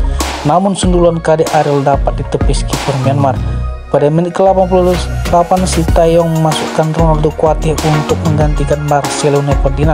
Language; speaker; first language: Indonesian; native; Indonesian